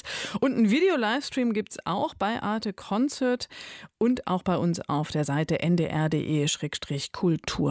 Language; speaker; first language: German; native; German